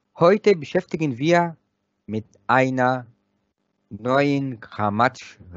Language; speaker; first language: German; non-native, fluent; Arabic